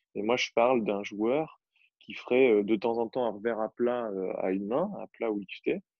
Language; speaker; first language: French; native; French